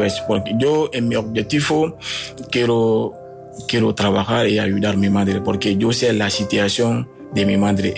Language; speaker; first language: Spanish; non-native, learner; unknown